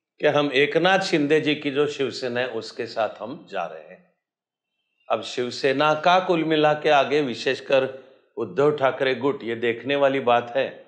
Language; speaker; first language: Hindi; non-native, local second language; Marathi